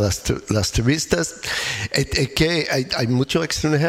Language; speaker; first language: Spanish; non-native, learner; English